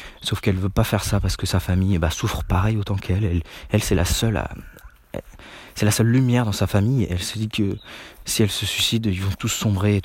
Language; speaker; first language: French; native; French